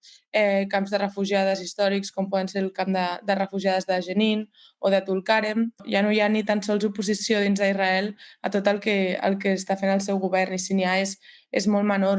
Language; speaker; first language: Catalan; native; Catalan